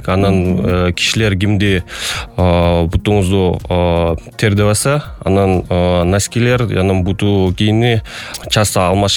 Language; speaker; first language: Kyrgyz; non-native, local second language; Russian